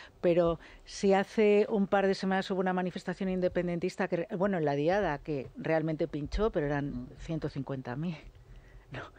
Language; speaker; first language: Spanish; native; Spanish